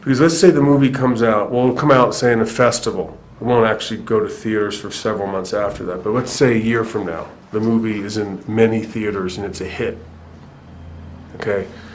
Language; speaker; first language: English; native; English